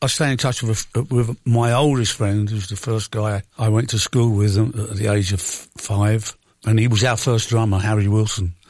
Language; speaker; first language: English; native; English